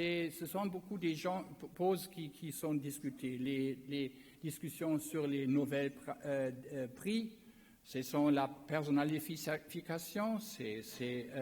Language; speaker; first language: French; non-native, learner; German